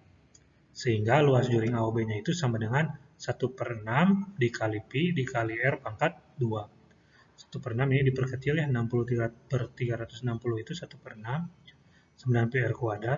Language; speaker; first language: Indonesian; native; Indonesian